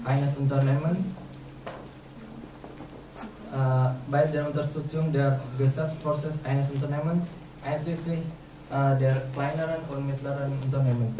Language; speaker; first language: German; non-native, learner; Indonesian